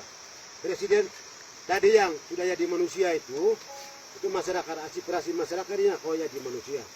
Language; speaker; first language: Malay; non-native, local second language; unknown